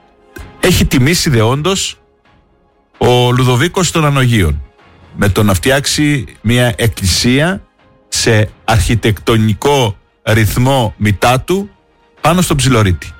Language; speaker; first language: Greek; native; Greek